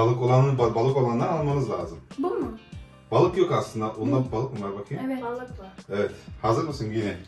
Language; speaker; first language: Turkish; early bilingual, heritage; Turkish